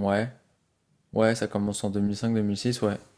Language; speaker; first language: French; native; French